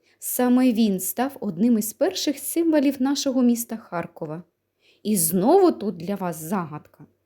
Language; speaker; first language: Ukrainian; native; Ukrainian